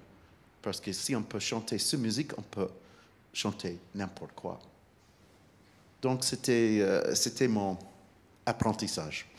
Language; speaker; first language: French; non-native, fluent; English